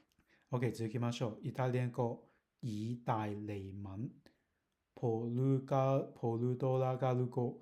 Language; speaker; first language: Japanese; non-native, learner; Cantonese